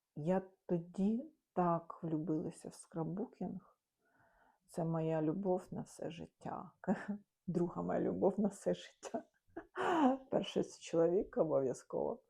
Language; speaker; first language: Ukrainian; non-native, local second language; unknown